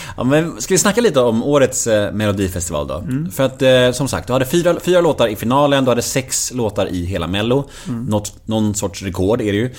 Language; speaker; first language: Swedish; native; Swedish